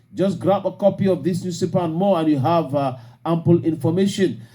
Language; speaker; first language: English; non-native, local second language; French